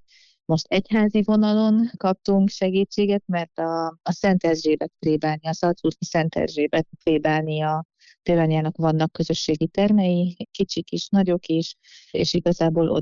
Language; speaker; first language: Hungarian; native; Hungarian